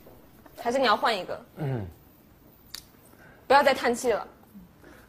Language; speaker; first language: Chinese; native; Chinese